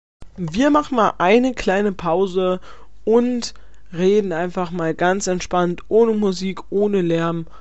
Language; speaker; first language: German; native; German